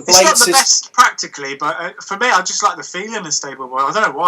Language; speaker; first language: English; native; English